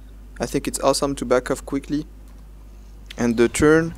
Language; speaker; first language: English; non-native, fluent; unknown